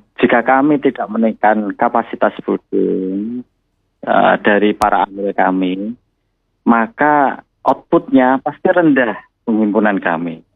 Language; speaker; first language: Malay; non-native, local second language; Javanese